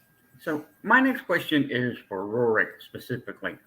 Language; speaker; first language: English; native; English